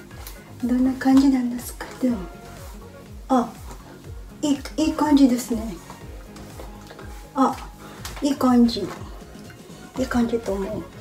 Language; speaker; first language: Japanese; non-native, fluent; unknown